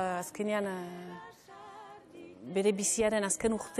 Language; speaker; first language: Basque; native; Basque